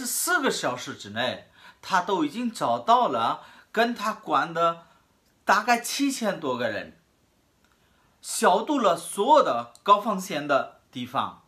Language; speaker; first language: Chinese; non-native, fluent; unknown